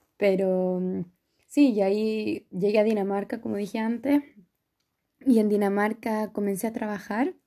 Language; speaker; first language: Spanish; native; Spanish